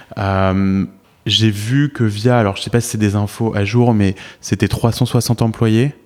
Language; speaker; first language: French; native; French